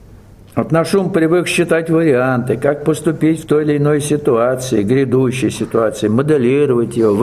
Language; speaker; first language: Russian; native; Russian